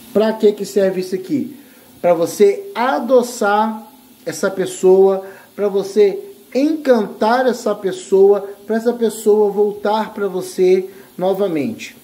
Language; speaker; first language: Portuguese; native; Portuguese